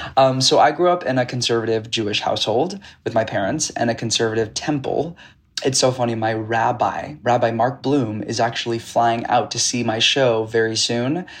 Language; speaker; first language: English; native; English